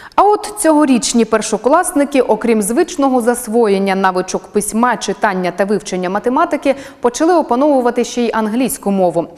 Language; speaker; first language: Ukrainian; native; Ukrainian